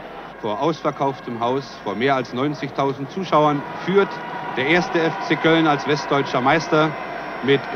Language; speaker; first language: German; native; German